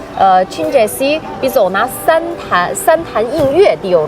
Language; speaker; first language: Turkish; non-native, fluent; Chinese